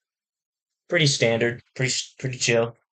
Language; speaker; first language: English; native; English